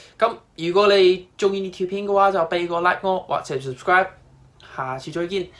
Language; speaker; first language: Cantonese; non-native, fluent; English